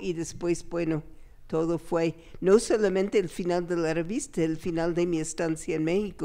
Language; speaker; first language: Spanish; non-native, fluent; English